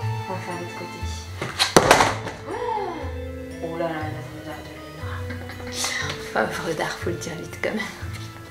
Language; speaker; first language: French; native; French